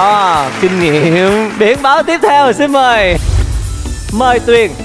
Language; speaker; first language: Vietnamese; native; Vietnamese